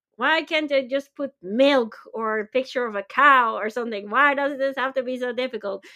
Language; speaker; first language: English; non-native, fluent; Dutch